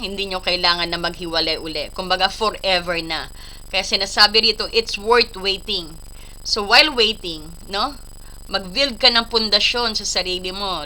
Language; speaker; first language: Filipino; native; Filipino